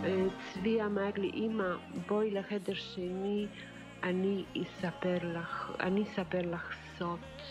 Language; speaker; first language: Hebrew; non-native, fluent; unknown